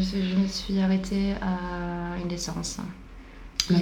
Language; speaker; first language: French; non-native, fluent; Swedish